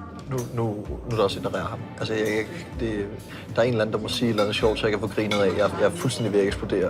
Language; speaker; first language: Danish; native; Danish